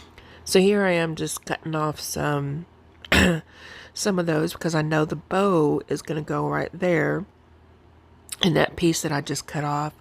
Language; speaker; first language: English; native; English